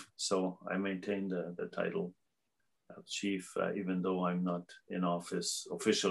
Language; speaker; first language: English; native; English